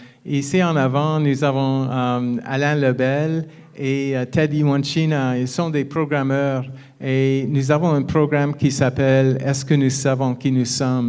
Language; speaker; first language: French; non-native, fluent; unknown